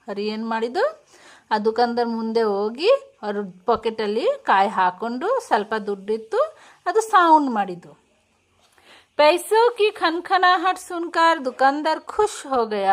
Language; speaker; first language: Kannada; non-native, local second language; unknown